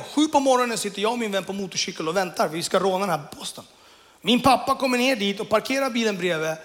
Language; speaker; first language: Swedish; early bilingual, other home language; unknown